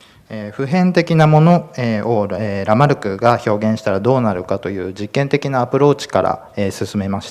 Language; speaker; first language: Japanese; native; Japanese